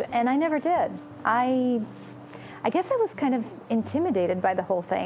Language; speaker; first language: English; non-native, fluent; Romanian